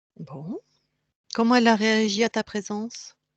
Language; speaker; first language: French; native; French